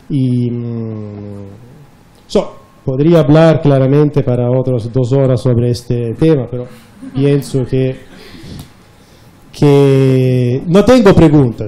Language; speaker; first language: Spanish; non-native, fluent; Italian